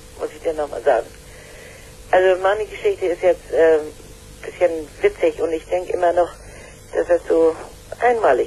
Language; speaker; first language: German; native; German